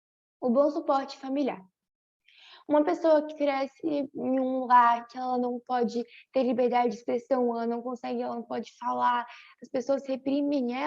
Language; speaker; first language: Portuguese; native; Portuguese